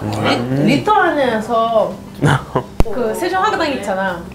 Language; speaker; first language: Korean; non-native, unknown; Lithuanian